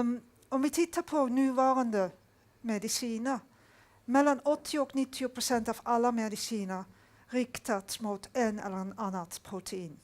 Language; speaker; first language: Swedish; non-native, fluent; Dutch